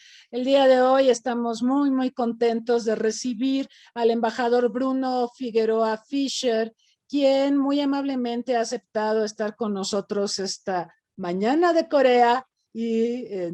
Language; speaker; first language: Spanish; native; Spanish